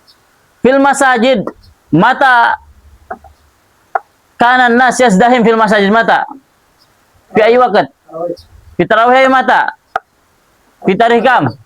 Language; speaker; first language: Arabic; non-native, fluent; Indonesian